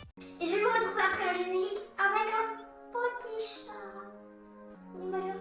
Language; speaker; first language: French; native; French